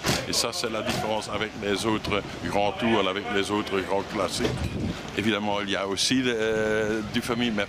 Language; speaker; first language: French; non-native, fluent; Dutch